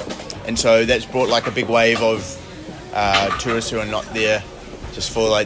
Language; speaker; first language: English; native; English